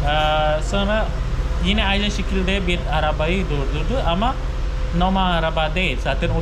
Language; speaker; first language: Turkish; non-native, fluent; Khmer